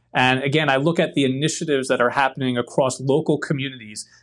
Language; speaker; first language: English; native; English